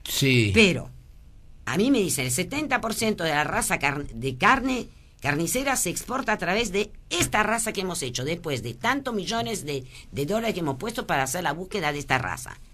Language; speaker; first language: Spanish; early bilingual, other home language; French